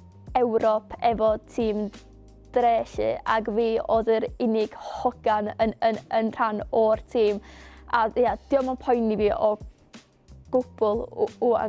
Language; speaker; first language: Welsh; native; Welsh